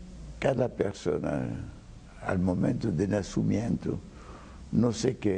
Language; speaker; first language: Spanish; non-native, fluent; French